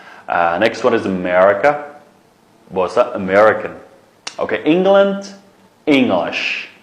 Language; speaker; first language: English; non-native, fluent; Uyghur